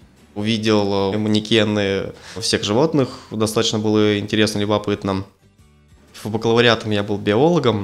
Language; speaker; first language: Russian; native; Russian